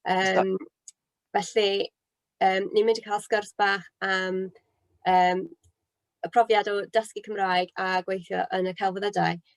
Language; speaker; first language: Welsh; non-native, local second language; English